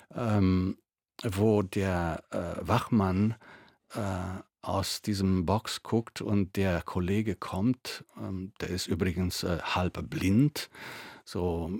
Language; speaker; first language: German; non-native, fluent; Italian